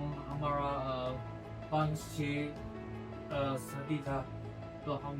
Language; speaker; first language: Hindi; non-native, local second language; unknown